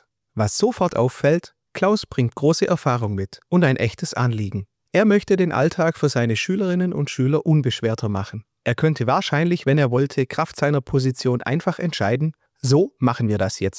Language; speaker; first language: German; native; German